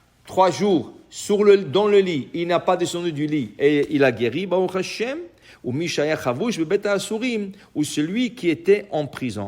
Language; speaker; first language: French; native; French